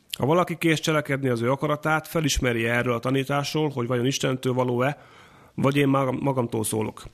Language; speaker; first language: Hungarian; native; Hungarian